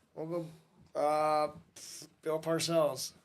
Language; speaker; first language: English; native; English